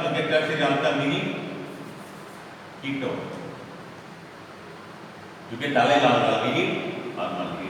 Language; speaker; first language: English; non-native, local second language; Tamil